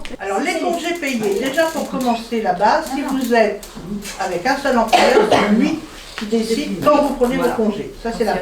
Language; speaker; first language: French; native; French